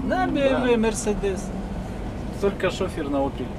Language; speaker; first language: Russian; native; Russian